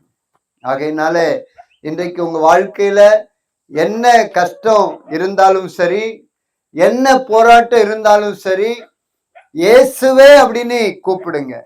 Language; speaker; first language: Tamil; native; Tamil